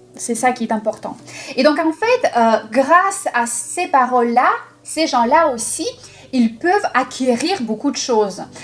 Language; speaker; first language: French; non-native, fluent; Russian